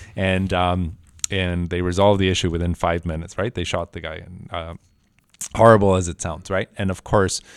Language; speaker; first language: English; non-native, fluent; Spanish